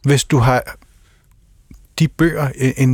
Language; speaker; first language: Danish; native; Danish